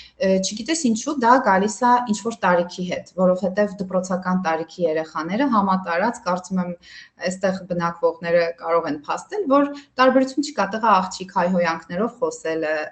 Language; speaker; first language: Armenian; early bilingual, heritage; Armenian